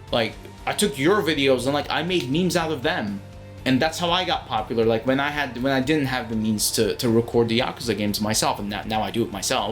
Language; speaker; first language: English; native; English